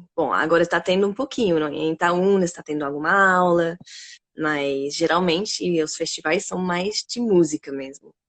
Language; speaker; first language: Portuguese; non-native, fluent; English